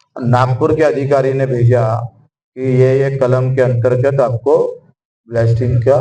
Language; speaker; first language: Hindi; non-native, local second language; Marathi